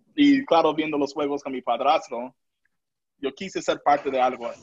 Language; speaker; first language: Spanish; non-native, local second language; English